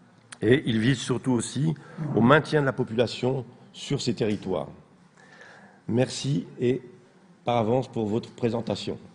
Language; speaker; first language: French; native; French